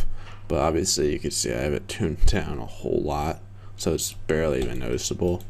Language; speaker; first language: English; native; English